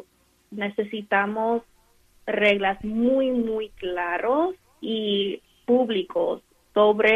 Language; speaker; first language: Spanish; non-native, fluent; English